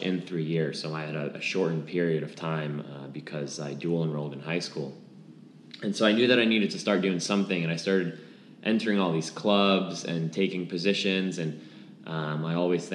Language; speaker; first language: English; non-native, fluent; Lithuanian